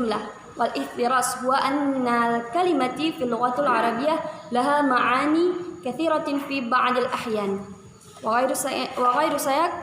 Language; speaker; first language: Arabic; non-native, learner; Indonesian